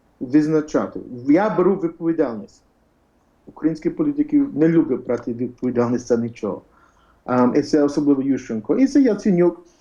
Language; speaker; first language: Ukrainian; early bilingual, heritage; Ukrainian